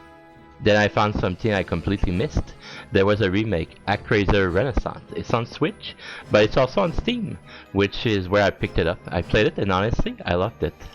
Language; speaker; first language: English; native; English